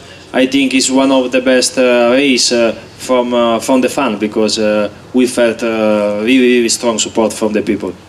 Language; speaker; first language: English; non-native, learner; Italian